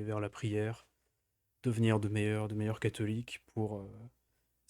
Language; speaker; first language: French; native; French